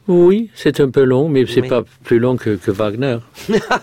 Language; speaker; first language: French; non-native, fluent; English